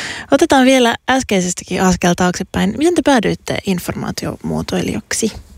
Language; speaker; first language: Finnish; native; Finnish